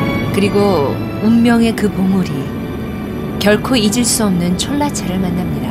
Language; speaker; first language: Korean; native; Korean